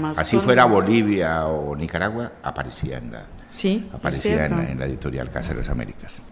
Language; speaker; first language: Spanish; native; Spanish